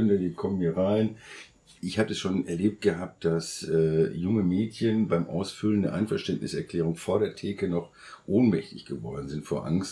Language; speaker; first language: German; native; German